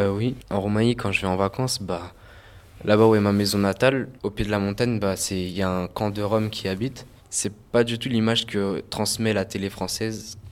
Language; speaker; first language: French; early bilingual, other home language; Romanian